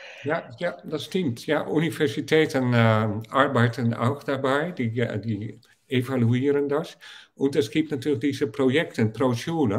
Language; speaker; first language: German; non-native, fluent; Dutch